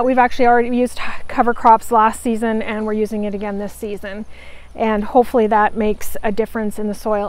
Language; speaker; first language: English; native; English